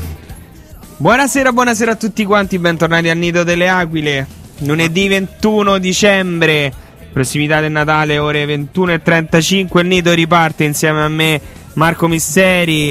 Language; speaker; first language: Italian; native; Italian